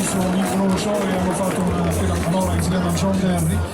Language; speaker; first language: Italian; native; Italian